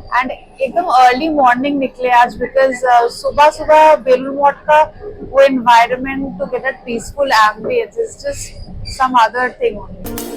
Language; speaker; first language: Hindi; non-native, local second language; Bangla